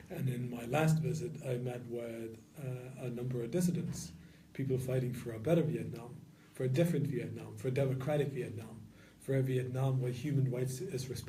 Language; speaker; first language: English; non-native, fluent; Norwegian